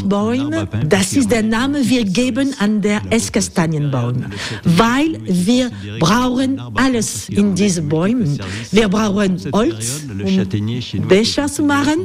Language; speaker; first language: German; non-native, learner; French